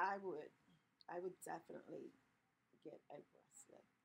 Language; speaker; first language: English; native; English